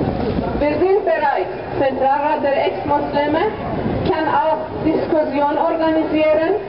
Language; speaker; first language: German; non-native, fluent; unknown